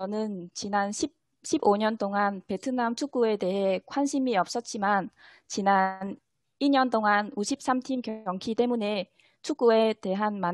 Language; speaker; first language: Korean; non-native, fluent; Vietnamese